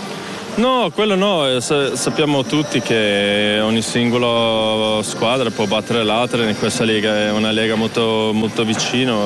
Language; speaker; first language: Italian; non-native, fluent; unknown